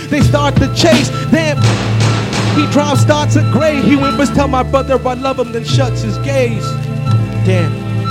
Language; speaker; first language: English; early bilingual, other home language; Spanish